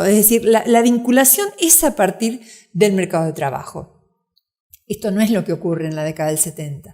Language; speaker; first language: Spanish; native; Spanish